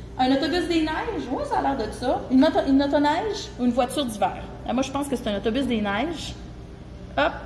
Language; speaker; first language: French; native; French